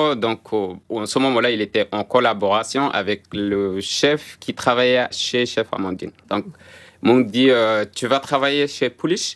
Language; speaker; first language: French; non-native, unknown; Arabic